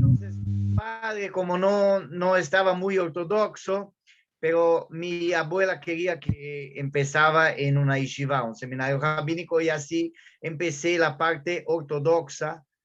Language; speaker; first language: Spanish; non-native, fluent; Portuguese